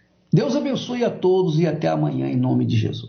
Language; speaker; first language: Portuguese; native; Portuguese